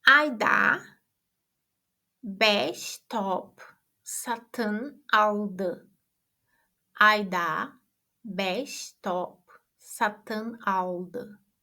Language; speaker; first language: Turkish; non-native, fluent; Portuguese